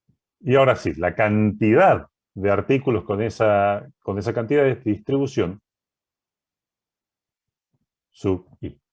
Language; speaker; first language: Spanish; native; Spanish